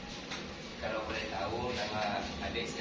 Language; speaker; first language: Indonesian; native; Indonesian